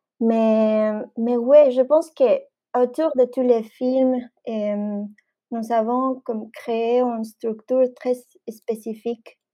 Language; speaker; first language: French; non-native, fluent; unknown